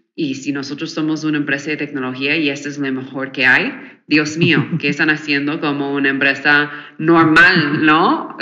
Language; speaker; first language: Spanish; non-native, fluent; English